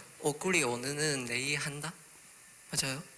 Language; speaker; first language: Korean; non-native, learner; Chinese